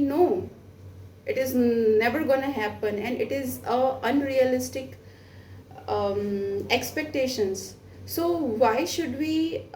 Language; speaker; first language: English; non-native, local second language; Hindi